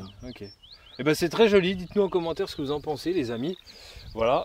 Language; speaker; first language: French; native; French